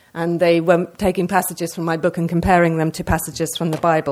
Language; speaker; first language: English; native; English